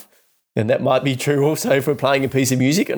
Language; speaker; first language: English; native; English